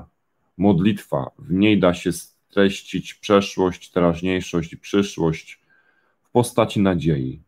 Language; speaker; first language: Polish; native; Polish